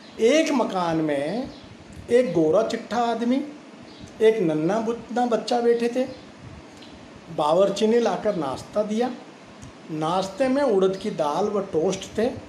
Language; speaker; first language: Hindi; native; Hindi